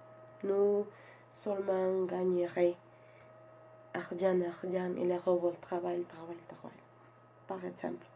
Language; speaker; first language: French; non-native, learner; Spanish